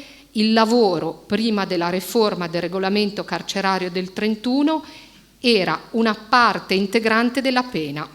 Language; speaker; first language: Italian; native; Italian